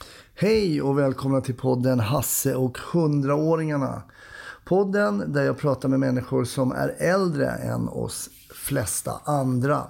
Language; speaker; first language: Swedish; native; Swedish